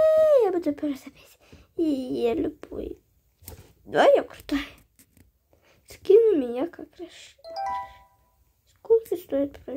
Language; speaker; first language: Russian; early bilingual, heritage; Russian